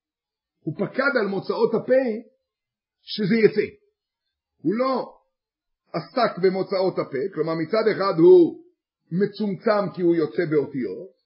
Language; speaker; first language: Hebrew; native; Hebrew